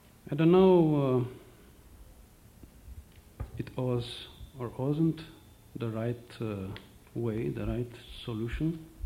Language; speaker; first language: English; non-native, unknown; Romanian